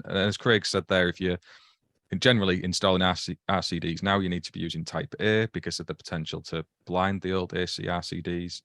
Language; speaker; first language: English; native; English